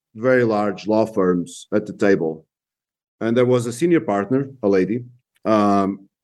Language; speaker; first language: English; non-native, fluent; Portuguese